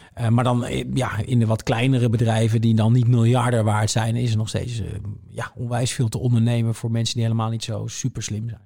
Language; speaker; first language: Dutch; native; Dutch